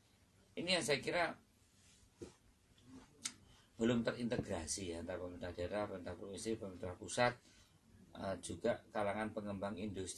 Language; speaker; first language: Indonesian; native; Indonesian